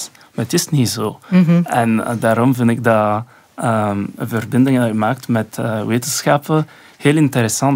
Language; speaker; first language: Dutch; non-native, local second language; French